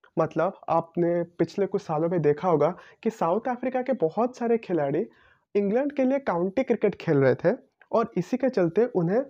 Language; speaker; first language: Hindi; non-native, local second language; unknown